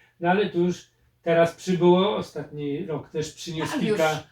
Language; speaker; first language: Polish; native; Polish